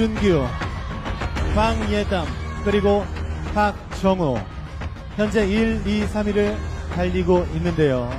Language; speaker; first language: Korean; native; Korean